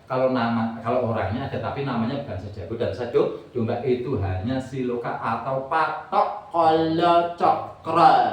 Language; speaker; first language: Indonesian; non-native, local second language; Javanese